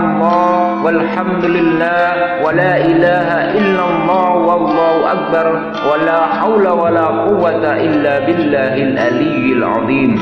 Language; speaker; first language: Indonesian; native; Indonesian